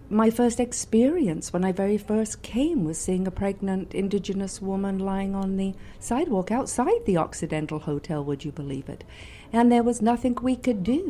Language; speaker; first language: English; native; English